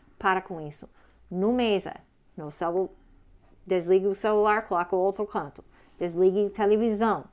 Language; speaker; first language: Portuguese; non-native, learner; English